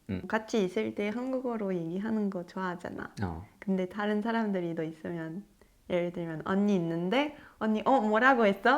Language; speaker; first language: Korean; non-native, learner; French